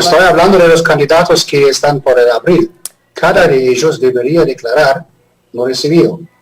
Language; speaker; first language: Spanish; non-native, fluent; German